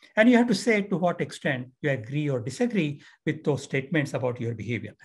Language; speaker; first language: English; non-native, local second language; Marathi